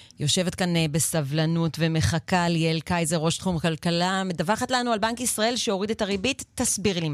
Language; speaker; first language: Hebrew; native; Hebrew